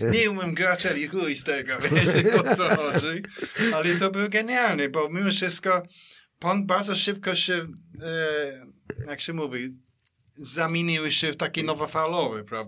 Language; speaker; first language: Polish; non-native, fluent; English